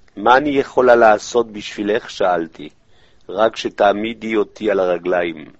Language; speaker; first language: Hebrew; non-native, fluent; French